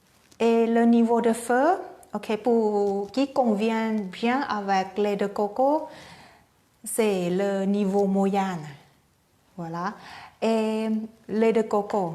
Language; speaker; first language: French; non-native, learner; Thai